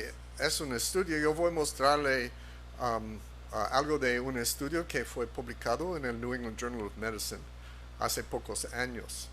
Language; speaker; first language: Spanish; non-native, fluent; English